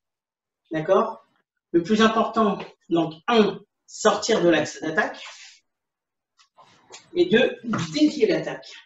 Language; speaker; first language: French; native; French